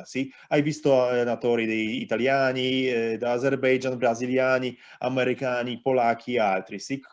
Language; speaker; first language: Italian; non-native, learner; Polish